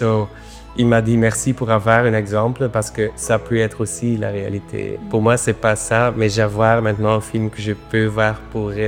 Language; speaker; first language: French; non-native, learner; Dutch